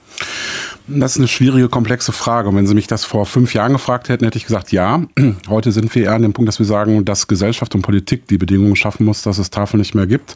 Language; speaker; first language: German; native; German